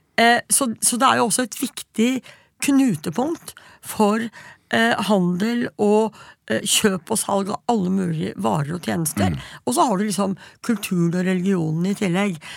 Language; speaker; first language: Norwegian; native; Norwegian